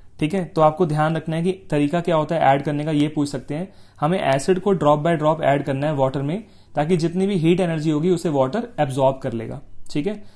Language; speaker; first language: Hindi; native; Hindi